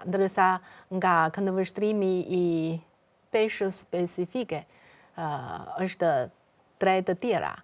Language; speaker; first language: Albanian; non-native, fluent; Chinese